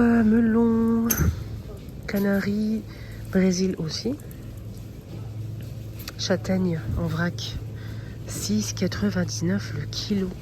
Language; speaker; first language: French; native; French